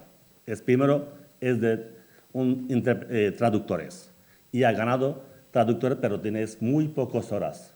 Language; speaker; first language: Spanish; non-native, learner; Bangla